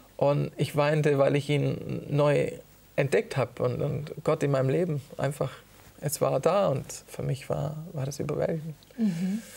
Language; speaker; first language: German; early bilingual, other home language; Italian